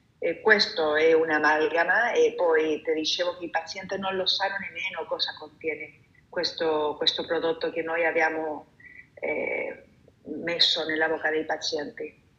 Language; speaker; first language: Italian; non-native, fluent; Spanish